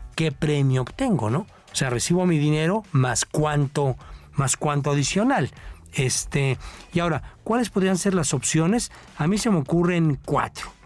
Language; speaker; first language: Spanish; native; Spanish